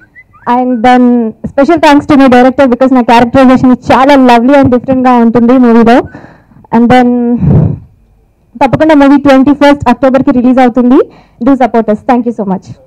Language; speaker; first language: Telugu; non-native, learner; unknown